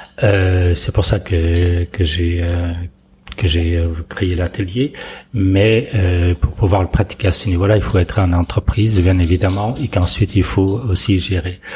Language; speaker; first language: French; non-native, fluent; Portuguese